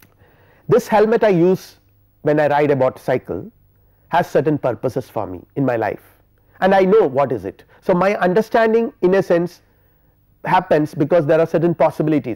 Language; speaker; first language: English; non-native, local second language; Malayalam